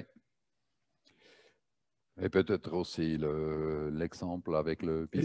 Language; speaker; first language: French; non-native, fluent; German